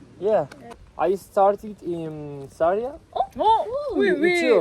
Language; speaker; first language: English; non-native, learner; Spanish